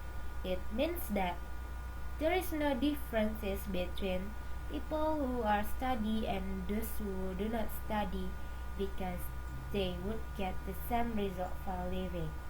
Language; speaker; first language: English; non-native, learner; Indonesian